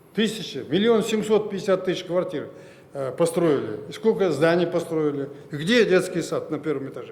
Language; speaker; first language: Russian; non-native, local second language; Kazakh